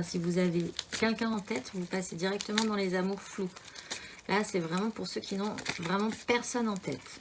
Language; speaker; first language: French; native; French